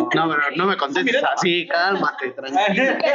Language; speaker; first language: Spanish; native; Spanish